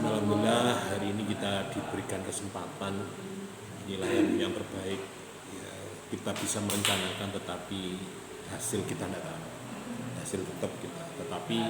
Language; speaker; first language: Indonesian; non-native, local second language; Javanese